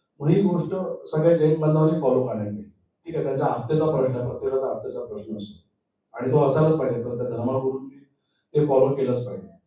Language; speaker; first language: Marathi; native; Marathi